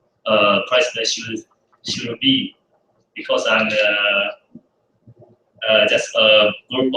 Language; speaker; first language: English; non-native, fluent; Chinese